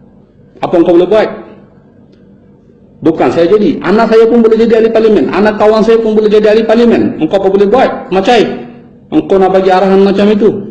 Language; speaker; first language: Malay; non-native, fluent; Bangla